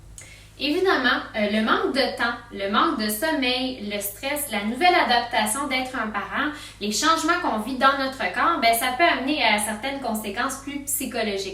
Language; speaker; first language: French; native; French